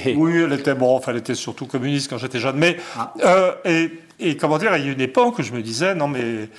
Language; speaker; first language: French; native; French